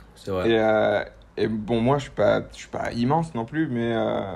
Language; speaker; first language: French; native; French